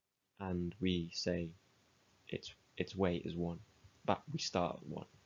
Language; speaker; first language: English; native; English